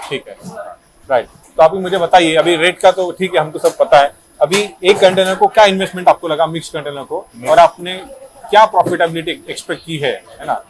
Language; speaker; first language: Hindi; non-native, local second language; Marathi